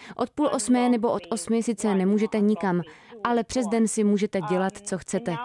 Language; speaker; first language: Czech; non-native, fluent; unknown